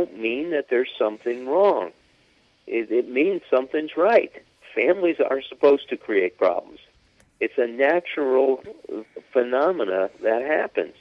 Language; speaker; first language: English; native; English